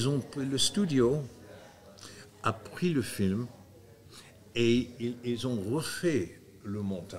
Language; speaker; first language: French; non-native, fluent; English